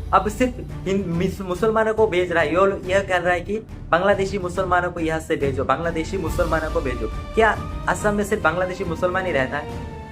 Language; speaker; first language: Hindi; non-native, local second language; Bangla